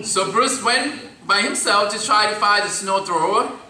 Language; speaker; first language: English; non-native, fluent; Thai